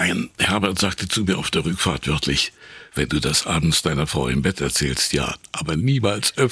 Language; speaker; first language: German; native; German